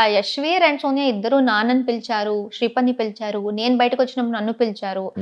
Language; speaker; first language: Telugu; non-native, local second language; Tamil